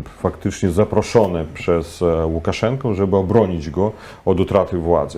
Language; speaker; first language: Polish; non-native, fluent; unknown